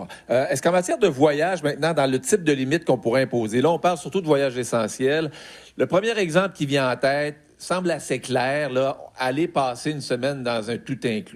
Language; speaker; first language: French; native; French